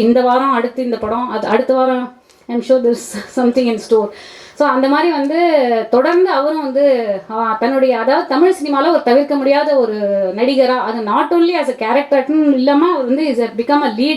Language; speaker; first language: Tamil; native; Tamil